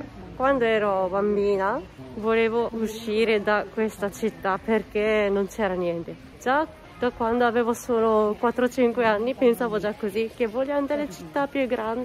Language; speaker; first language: Italian; non-native, fluent; Japanese